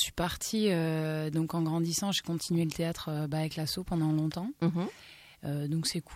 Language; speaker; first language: French; native; French